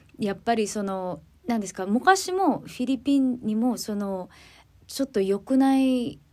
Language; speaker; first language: Japanese; non-native, learner; Filipino